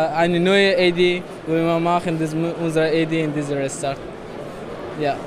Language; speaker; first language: German; non-native, learner; Persian